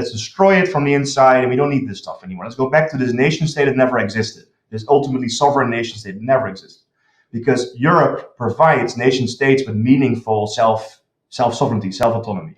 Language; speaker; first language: English; non-native, fluent; Dutch